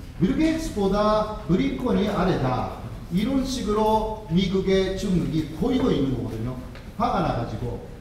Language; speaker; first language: Korean; non-native, fluent; Japanese